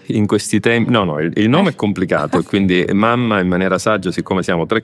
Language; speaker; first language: Italian; native; Italian